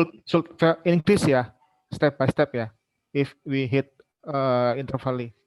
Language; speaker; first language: English; non-native, learner; Indonesian